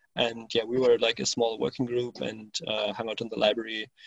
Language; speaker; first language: English; non-native, fluent; German